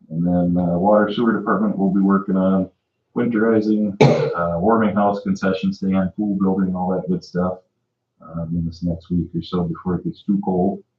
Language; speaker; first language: English; native; English